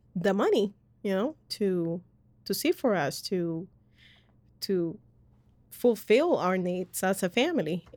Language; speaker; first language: English; early bilingual, other home language; Spanish